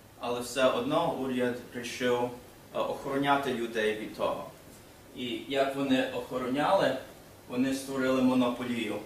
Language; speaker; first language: Ukrainian; early bilingual, heritage; Ukrainian